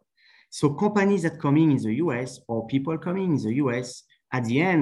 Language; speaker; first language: English; non-native, fluent; French